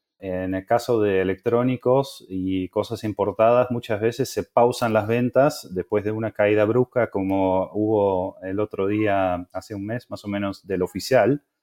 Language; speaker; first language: Spanish; non-native, fluent; Dutch